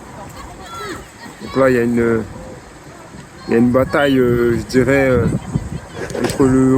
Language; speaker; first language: French; native; French